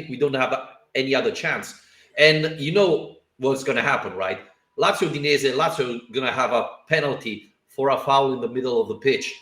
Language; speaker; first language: English; non-native, fluent; Italian